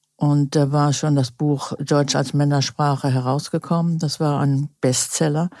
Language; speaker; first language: German; native; German